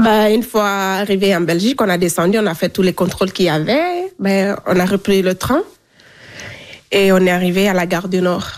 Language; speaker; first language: French; non-native, local second language; Fula